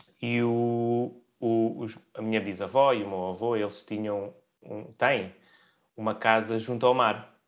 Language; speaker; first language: Portuguese; early bilingual, other home language; Russian